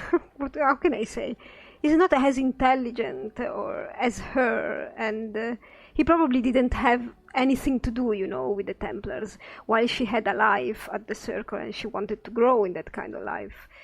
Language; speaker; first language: English; non-native, fluent; Italian